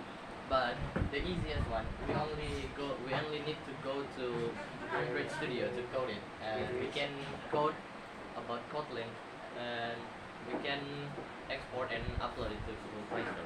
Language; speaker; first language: English; non-native, learner; Indonesian